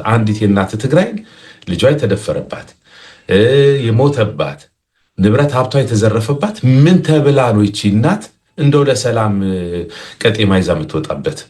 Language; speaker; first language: Amharic; non-native, local second language; Tigrinya